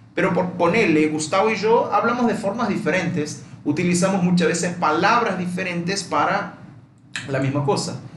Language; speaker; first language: Spanish; non-native, fluent; Portuguese